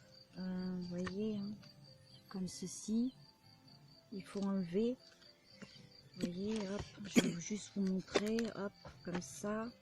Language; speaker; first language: French; native; French